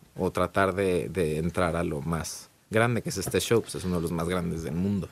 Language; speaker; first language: Spanish; native; Spanish